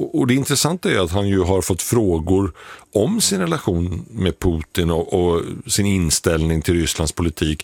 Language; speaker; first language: Swedish; native; Swedish